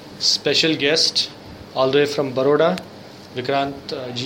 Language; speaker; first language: English; non-native, local second language; Marathi